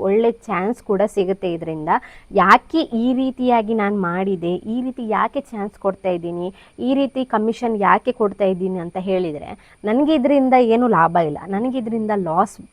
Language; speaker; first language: Kannada; non-native, local second language; Konkani